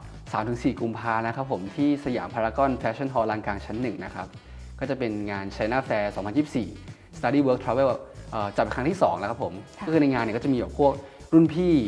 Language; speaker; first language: Thai; native; Thai